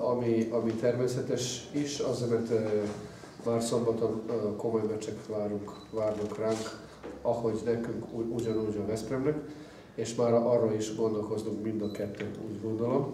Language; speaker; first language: Hungarian; non-native, fluent; Croatian